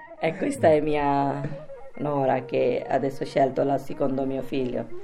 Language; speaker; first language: Italian; non-native, learner; Urdu